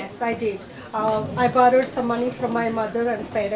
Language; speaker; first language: English; non-native, learner; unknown